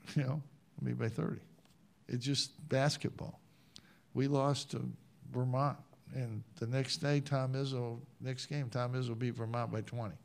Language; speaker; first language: English; native; English